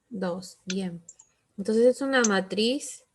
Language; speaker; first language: Spanish; native; Spanish